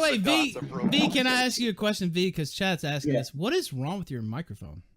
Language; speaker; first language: English; native; English